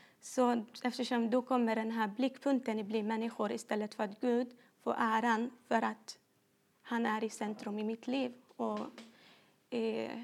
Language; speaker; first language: Swedish; non-native, fluent; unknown